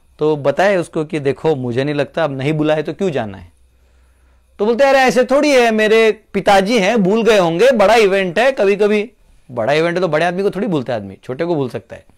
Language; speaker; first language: Hindi; non-native, local second language; Marathi